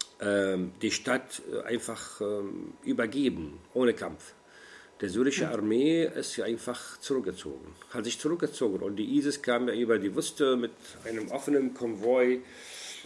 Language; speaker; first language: German; non-native, fluent; Arabic